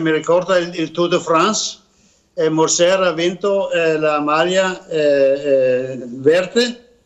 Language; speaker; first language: Italian; non-native, learner; Danish